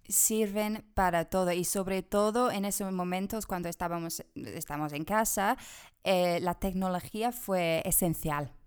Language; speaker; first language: Spanish; non-native, fluent; English